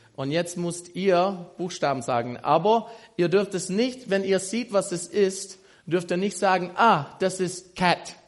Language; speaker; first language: German; non-native, fluent; English